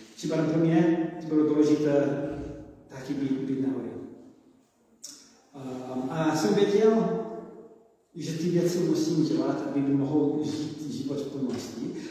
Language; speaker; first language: Czech; non-native, learner; English